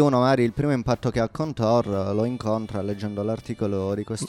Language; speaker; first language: Italian; native; Italian